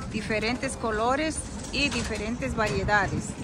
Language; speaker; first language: Spanish; native; Spanish